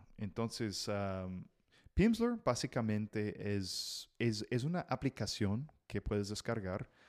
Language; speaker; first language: Spanish; non-native, fluent; English